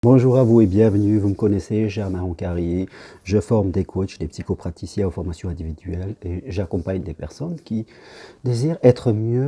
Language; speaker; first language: French; native; French